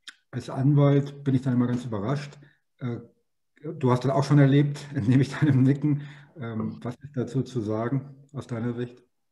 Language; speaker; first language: German; native; German